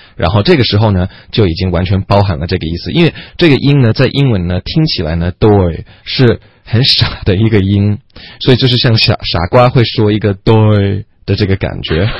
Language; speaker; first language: Chinese; non-native, fluent; English